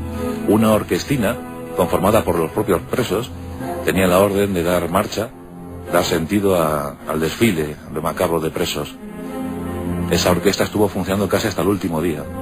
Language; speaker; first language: Spanish; native; Spanish